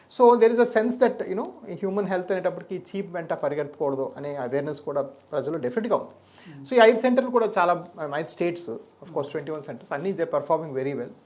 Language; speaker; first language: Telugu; native; Telugu